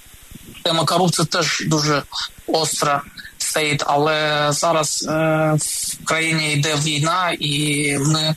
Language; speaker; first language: Ukrainian; non-native, local second language; Russian